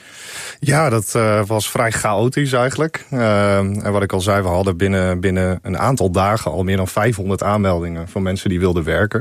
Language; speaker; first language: Dutch; native; Dutch